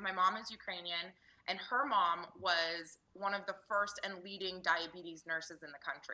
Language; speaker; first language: English; native; English